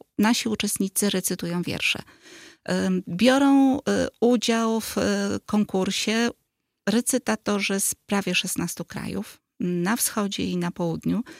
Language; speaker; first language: Polish; native; Polish